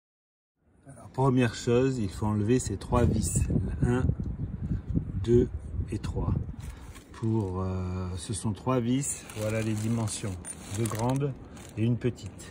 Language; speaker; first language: French; native; French